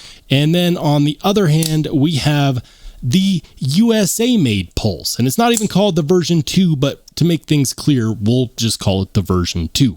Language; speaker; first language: English; native; English